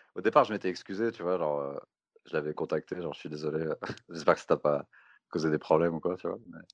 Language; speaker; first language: French; native; French